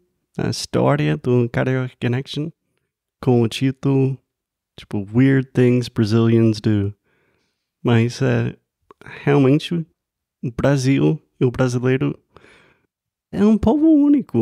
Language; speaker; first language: Portuguese; non-native, fluent; English